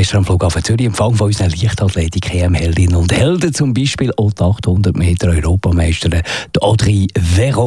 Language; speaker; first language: German; native; German